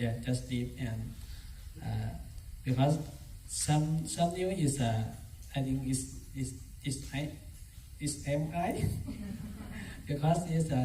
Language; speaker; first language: English; non-native, learner; Thai